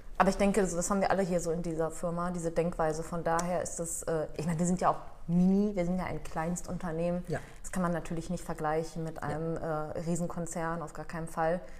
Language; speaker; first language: German; native; German